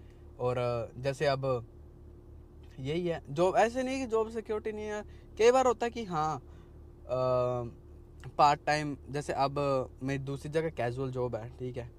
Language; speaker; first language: Hindi; native; Hindi